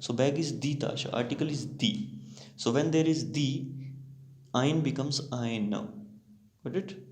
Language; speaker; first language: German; non-native, fluent; Hindi